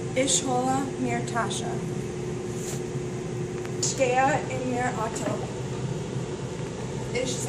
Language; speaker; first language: German; non-native, learner; English